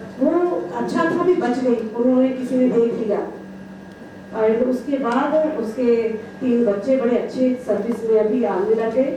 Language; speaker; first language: Hindi; non-native, local second language; Punjabi